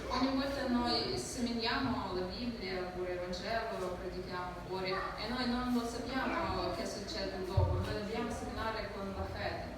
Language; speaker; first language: Italian; non-native, learner; Ukrainian